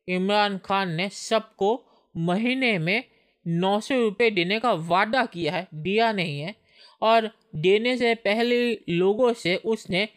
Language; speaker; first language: Hindi; native; Hindi